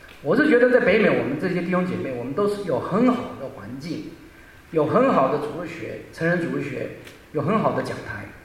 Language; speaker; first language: Chinese; non-native, local second language; Hakka Chinese